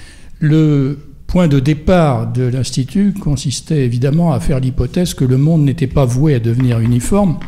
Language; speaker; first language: French; native; French